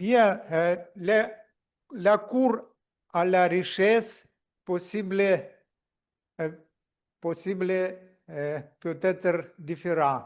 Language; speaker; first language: French; non-native, learner; Russian